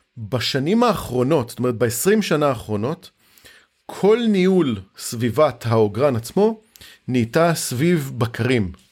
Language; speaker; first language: Hebrew; native; Hebrew